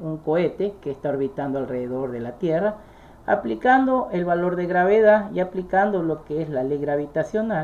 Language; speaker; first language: Spanish; native; Spanish